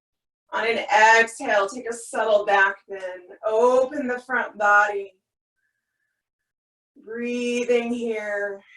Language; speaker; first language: English; native; English